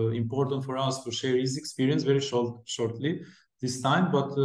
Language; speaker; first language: English; non-native, fluent; Albanian